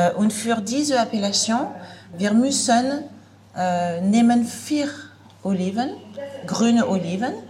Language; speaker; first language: German; non-native, learner; French